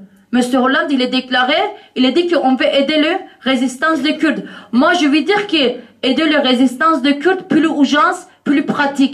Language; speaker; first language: French; non-native, learner; Kurdish